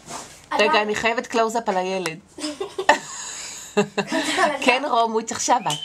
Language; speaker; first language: Hebrew; native; Hebrew